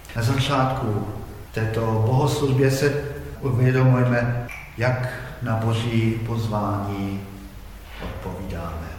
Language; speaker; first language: Czech; non-native, fluent; Polish